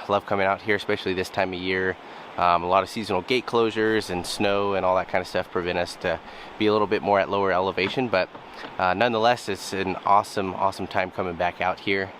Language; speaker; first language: English; native; English